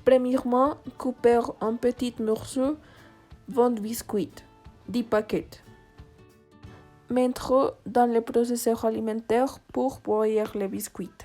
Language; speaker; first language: French; non-native, learner; Spanish